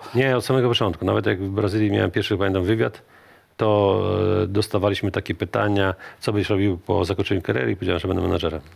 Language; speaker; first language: Polish; native; Polish